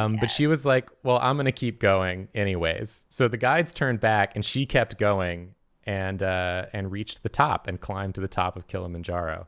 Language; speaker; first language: English; native; English